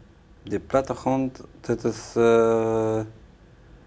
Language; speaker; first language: Dutch; non-native, learner; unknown